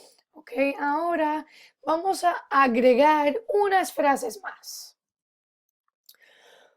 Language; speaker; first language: Spanish; non-native, fluent; English